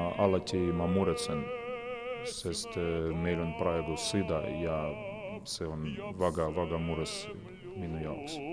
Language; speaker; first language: Estonian; non-native, fluent; Russian